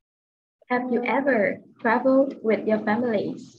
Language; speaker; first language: English; non-native, fluent; Vietnamese